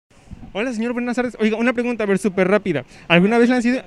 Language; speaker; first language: Spanish; native; Spanish